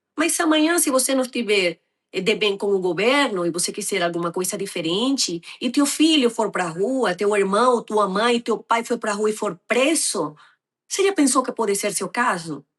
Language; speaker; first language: Portuguese; non-native, fluent; Spanish